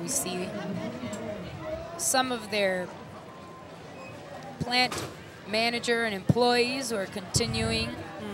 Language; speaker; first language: English; early bilingual, other home language; Spanish